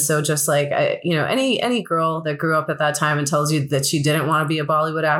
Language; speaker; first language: English; early bilingual, other home language; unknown